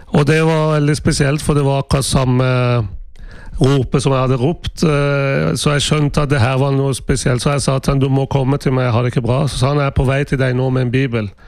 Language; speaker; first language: Norwegian; early bilingual, other home language; Persian